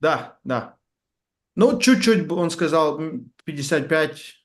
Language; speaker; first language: Russian; non-native, learner; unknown